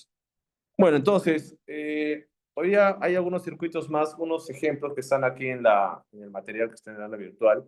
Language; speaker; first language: Spanish; native; Spanish